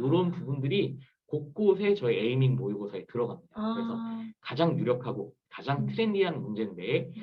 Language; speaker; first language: Korean; native; Korean